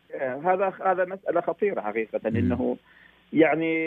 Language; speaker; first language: Arabic; native; Arabic